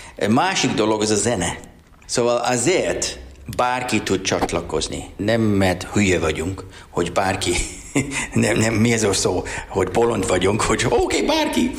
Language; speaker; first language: Hungarian; non-native, learner; English